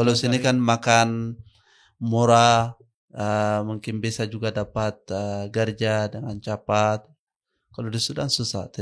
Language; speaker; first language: Indonesian; non-native, learner; Arabic